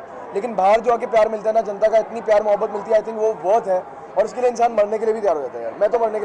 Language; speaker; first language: Hindi; native; Hindi